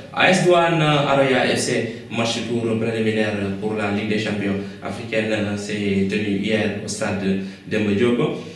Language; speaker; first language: French; non-native, local second language; Wolof